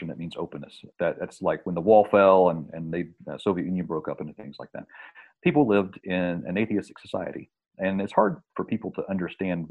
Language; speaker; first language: English; native; English